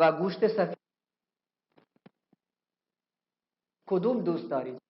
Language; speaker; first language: Persian; non-native, fluent; Urdu